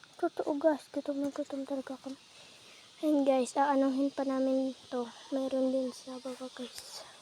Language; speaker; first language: Filipino; non-native, local second language; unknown